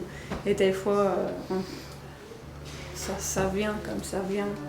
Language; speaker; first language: French; non-native, fluent; English